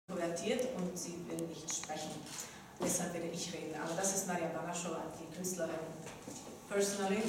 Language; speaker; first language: German; non-native, fluent; Slovak